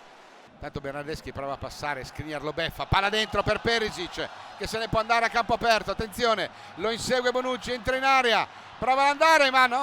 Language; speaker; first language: Italian; native; Italian